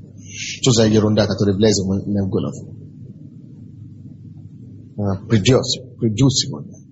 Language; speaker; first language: Russian; non-native, fluent; Yoruba